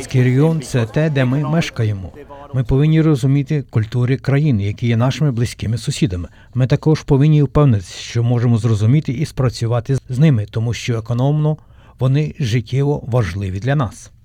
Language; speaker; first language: Ukrainian; native; Ukrainian